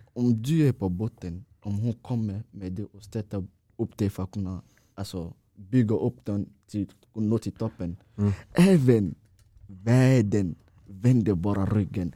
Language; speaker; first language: Swedish; non-native, fluent; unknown